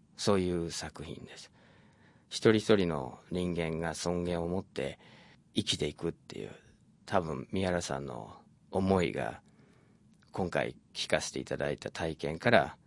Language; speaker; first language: Japanese; native; Japanese